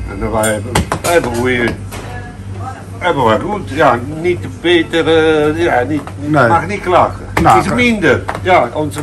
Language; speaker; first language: Dutch; non-native, learner; Italian